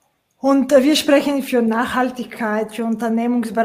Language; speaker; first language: German; non-native, fluent; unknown